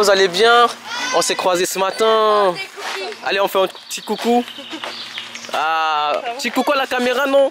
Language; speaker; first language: French; native; French